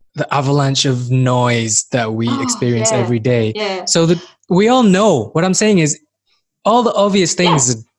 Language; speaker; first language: English; native; English